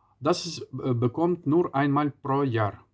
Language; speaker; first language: German; non-native, learner; Ukrainian